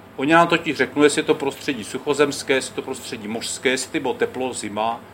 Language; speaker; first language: Czech; native; Czech